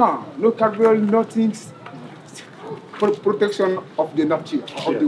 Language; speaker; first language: English; non-native, learner; French